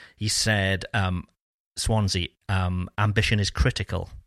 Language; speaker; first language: English; native; English